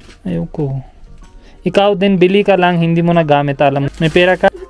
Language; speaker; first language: Filipino; non-native, learner; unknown